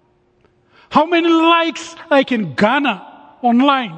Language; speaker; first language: English; non-native, local second language; Shona